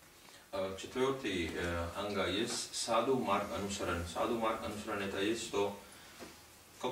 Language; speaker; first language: Russian; non-native, learner; Hindi